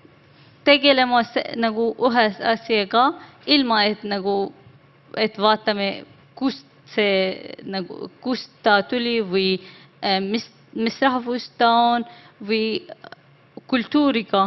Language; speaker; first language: Estonian; non-native, learner; Arabic